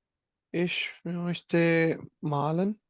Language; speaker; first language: German; non-native, learner; Malayalam